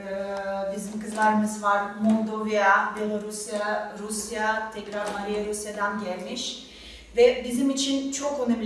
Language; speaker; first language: Turkish; non-native, fluent; Russian